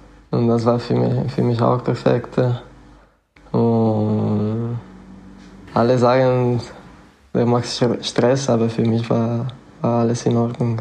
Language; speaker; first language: German; non-native, fluent; Italian